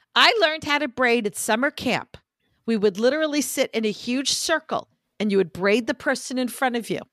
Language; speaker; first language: English; native; English